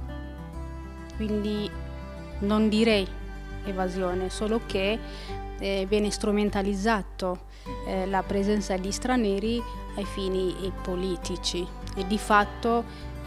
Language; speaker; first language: Italian; non-native, fluent; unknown